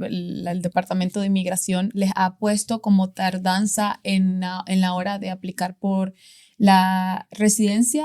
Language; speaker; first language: Spanish; native; Spanish